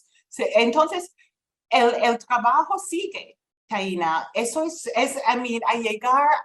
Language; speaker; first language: Spanish; non-native, fluent; English